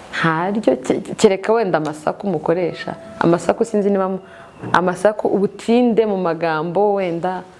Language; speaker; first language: Kinyarwanda; native; Kinyarwanda